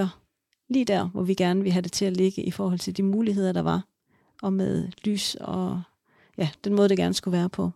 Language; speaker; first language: Danish; native; Danish